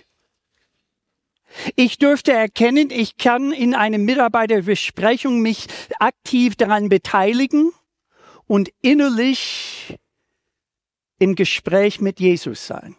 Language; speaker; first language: German; native; German